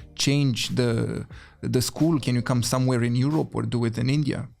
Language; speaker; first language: English; non-native, fluent; Romanian